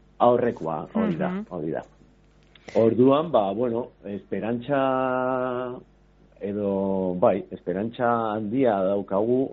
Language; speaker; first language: Basque; non-native, local second language; Spanish